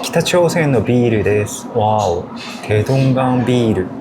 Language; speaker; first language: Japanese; non-native, fluent; Korean